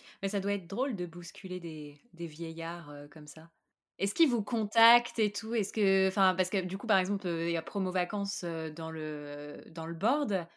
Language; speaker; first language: French; native; French